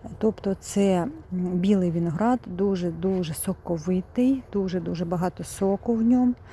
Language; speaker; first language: Ukrainian; native; Ukrainian